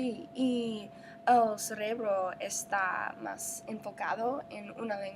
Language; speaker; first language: Spanish; non-native, learner; English